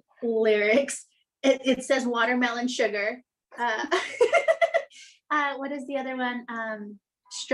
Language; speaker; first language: English; native; English